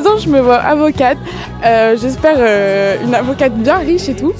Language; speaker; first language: French; native; French